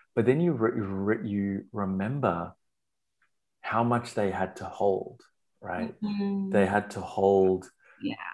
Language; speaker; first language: English; non-native, local second language; Sinhala